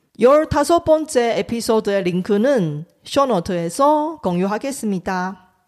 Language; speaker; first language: Korean; non-native, fluent; Chinese